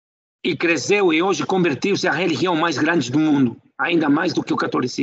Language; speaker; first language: Portuguese; non-native, fluent; Spanish